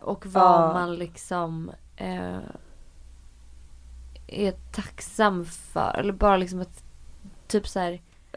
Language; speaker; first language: Swedish; native; Swedish